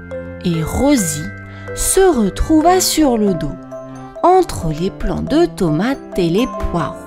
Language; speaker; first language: French; native; French